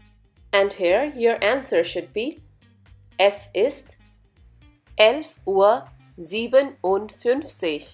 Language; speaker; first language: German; non-native, fluent; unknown